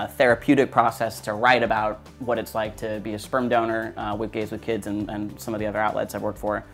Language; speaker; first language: English; native; English